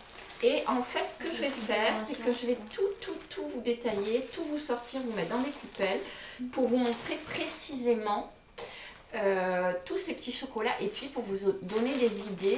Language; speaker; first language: French; native; French